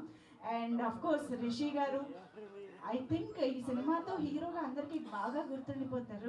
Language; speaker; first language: Telugu; native; Telugu